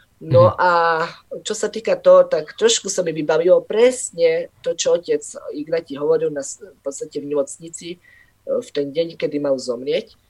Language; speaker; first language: Slovak; non-native, local second language; Rusyn